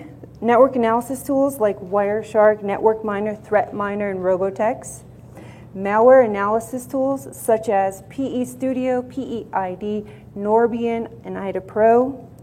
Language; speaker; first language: English; native; English